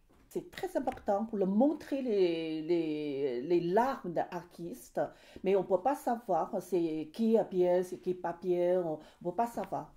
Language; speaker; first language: French; non-native, learner; Chinese